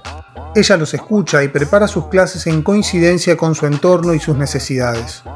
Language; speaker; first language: Spanish; native; Spanish